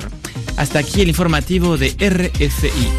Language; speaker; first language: Spanish; native; Spanish